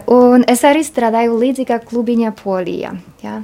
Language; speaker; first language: Latvian; non-native, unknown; Polish